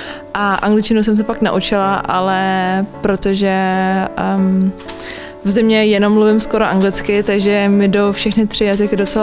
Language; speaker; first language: Czech; early bilingual, heritage; Czech